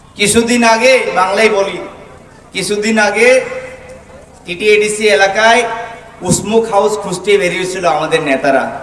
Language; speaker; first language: Bangla; non-native, local second language; Kok Borok